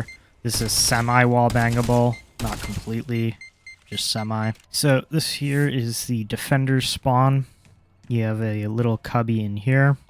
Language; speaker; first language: English; native; English